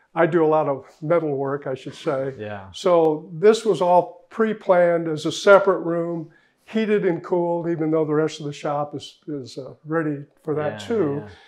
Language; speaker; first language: English; native; English